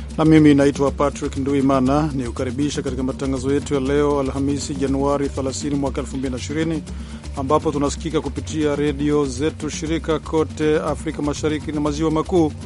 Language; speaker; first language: Swahili; non-native, local second language; Rundi